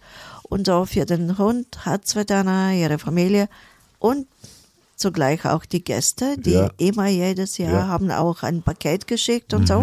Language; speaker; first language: German; non-native, fluent; Bulgarian